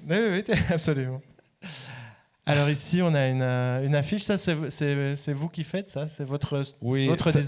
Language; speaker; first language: French; native; French